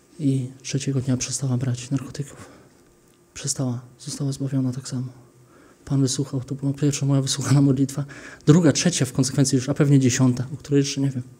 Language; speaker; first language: Polish; early bilingual, heritage; Polish